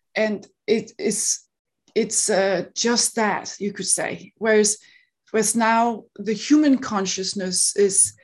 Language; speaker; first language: English; non-native, fluent; Danish